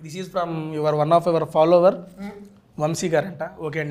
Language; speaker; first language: Telugu; native; Telugu